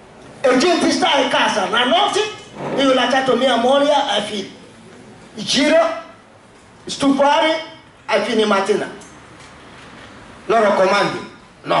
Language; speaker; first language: Italian; non-native, learner; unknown